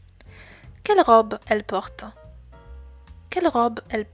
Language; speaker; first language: French; non-native, fluent; Polish